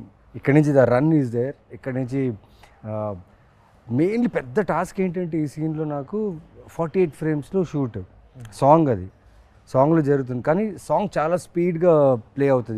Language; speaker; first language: Telugu; native; Telugu